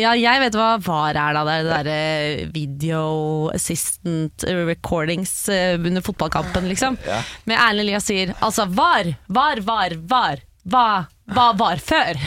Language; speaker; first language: Norwegian; native; Norwegian